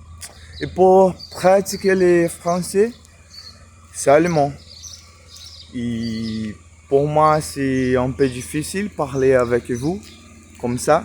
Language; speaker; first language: French; non-native, learner; Portuguese